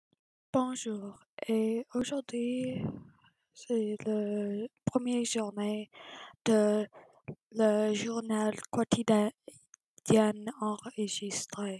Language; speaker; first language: French; non-native, learner; English